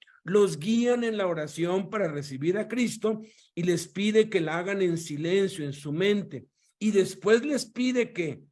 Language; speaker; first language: Spanish; native; Spanish